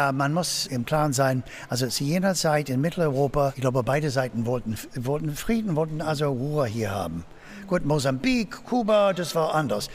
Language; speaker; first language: German; non-native, fluent; English